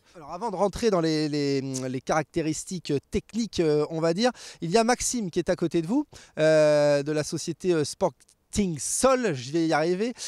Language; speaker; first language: French; native; French